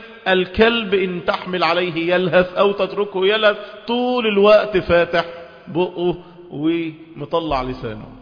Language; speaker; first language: Arabic; native; Arabic